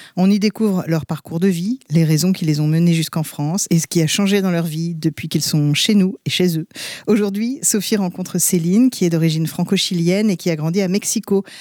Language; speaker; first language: French; native; French